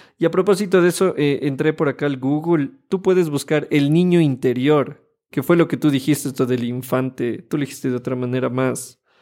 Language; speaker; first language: Spanish; native; Spanish